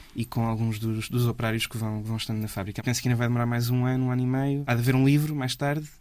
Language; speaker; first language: Portuguese; native; Portuguese